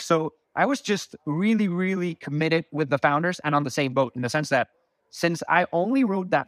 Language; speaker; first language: English; non-native, fluent; Spanish